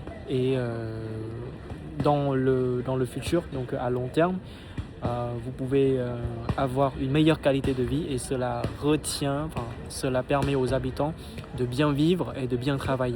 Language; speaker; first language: French; non-native, fluent; Vietnamese